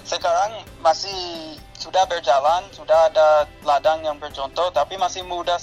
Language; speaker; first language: Indonesian; non-native, fluent; English